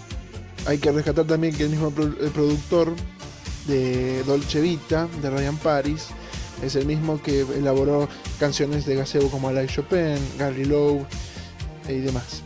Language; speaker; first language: Spanish; native; Spanish